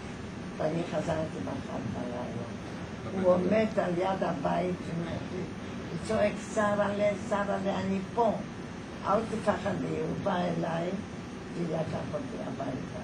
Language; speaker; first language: Hebrew; non-native, fluent; Polish